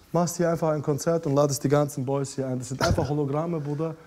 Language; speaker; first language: German; non-native, fluent; Russian